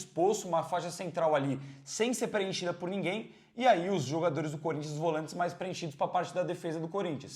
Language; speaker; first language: Portuguese; native; Portuguese